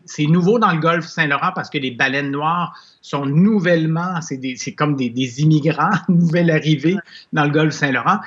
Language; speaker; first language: French; native; French